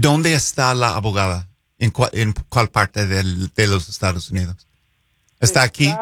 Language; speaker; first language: Spanish; non-native, fluent; English